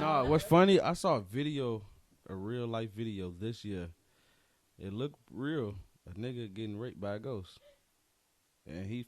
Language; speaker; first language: English; native; English